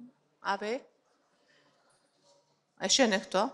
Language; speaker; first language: Czech; non-native, learner; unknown